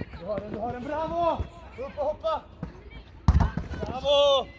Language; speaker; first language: Swedish; non-native, fluent; Serbian